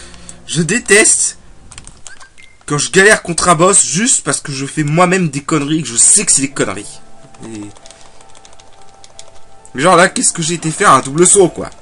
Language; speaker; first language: French; native; French